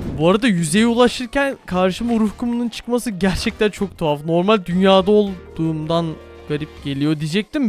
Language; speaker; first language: Turkish; native; Turkish